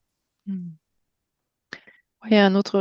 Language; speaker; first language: French; native; French